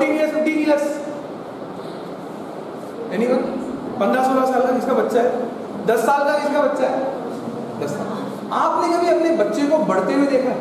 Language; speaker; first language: Hindi; native; Hindi